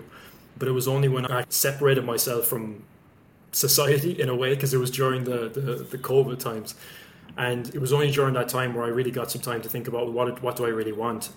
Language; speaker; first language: English; native; English